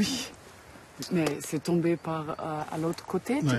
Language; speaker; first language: French; non-native, fluent; German